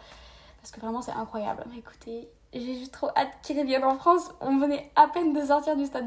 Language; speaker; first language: French; native; French